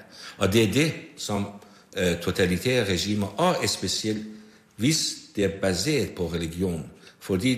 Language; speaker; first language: Danish; non-native, fluent; Persian